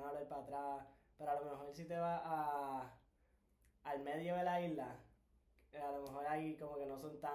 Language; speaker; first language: Spanish; native; Spanish